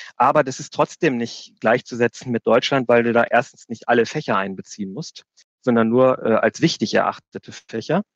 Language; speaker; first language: German; native; German